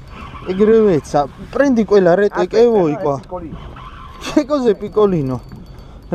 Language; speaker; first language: Italian; non-native, learner; Georgian